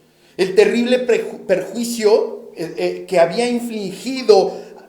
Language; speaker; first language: Spanish; native; Spanish